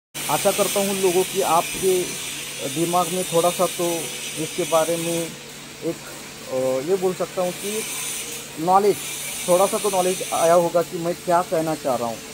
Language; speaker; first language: Hindi; non-native, local second language; Marathi